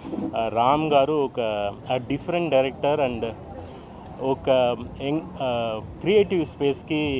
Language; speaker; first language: Telugu; non-native, learner; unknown